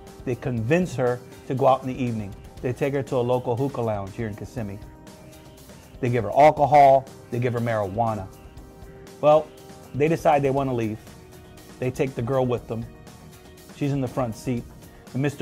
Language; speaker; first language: English; native; English